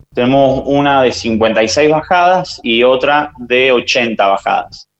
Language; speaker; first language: Spanish; native; Spanish